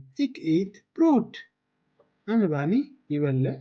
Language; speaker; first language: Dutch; non-native, learner; Tigrinya